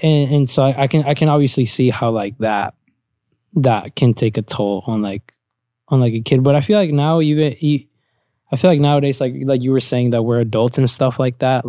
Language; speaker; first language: English; early bilingual, other home language; Spanish